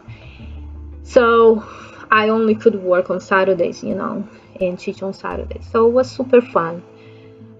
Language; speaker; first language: English; non-native, fluent; Portuguese